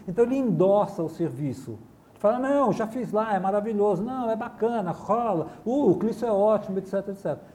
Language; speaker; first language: Portuguese; native; Portuguese